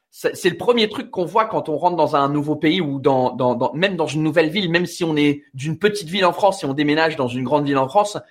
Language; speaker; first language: French; non-native, fluent; English